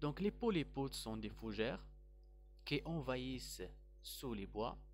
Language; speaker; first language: French; non-native, local second language; Arabic